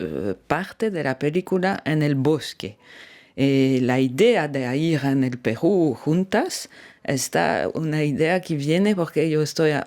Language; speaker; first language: Spanish; non-native, learner; French